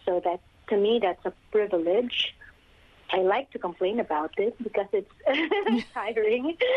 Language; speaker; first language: English; non-native, local second language; Filipino